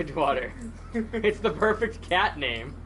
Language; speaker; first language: English; native; English